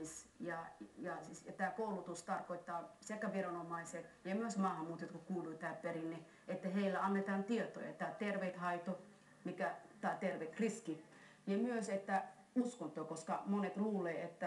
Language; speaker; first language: Finnish; non-native, fluent; Somali